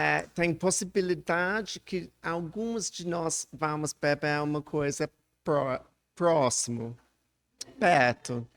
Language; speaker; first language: Portuguese; non-native, learner; English